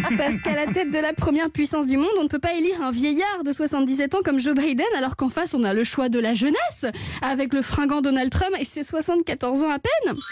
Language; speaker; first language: French; native; French